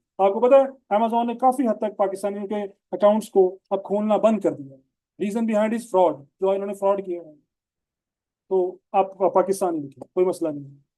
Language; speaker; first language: Urdu; non-native, local second language; Punjabi